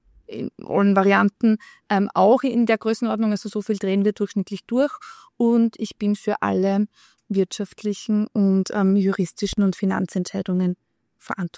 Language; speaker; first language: German; native; German